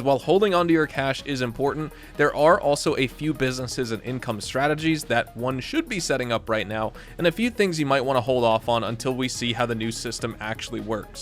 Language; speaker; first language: English; native; English